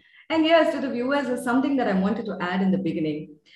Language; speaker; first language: English; non-native, local second language; Tamil